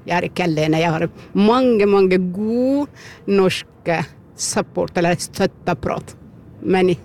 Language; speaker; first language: Norwegian; non-native, learner; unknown